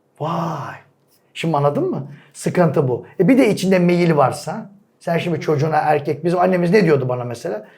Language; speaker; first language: Turkish; native; Turkish